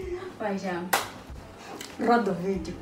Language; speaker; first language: Portuguese; early bilingual, heritage; Portuguese